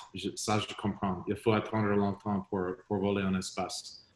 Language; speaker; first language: French; non-native, learner; English